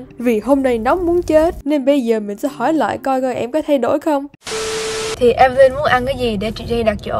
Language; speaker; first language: Vietnamese; early bilingual, heritage; Vietnamese